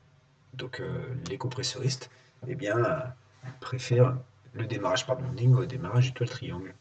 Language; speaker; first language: French; native; French